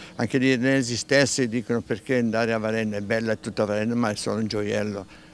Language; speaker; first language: Italian; native; Italian